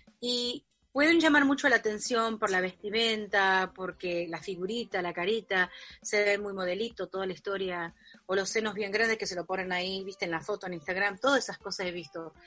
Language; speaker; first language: Spanish; early bilingual, heritage; Spanish